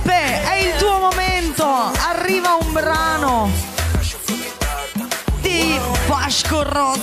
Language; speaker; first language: Italian; native; Italian